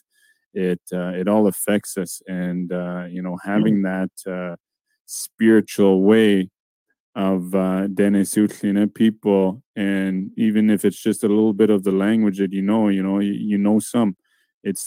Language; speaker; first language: English; non-native, fluent; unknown